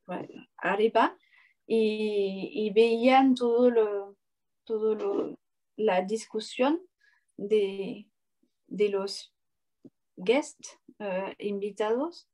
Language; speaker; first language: Spanish; non-native, learner; French